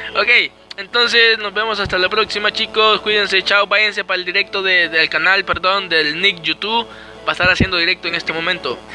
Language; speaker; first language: Spanish; native; Spanish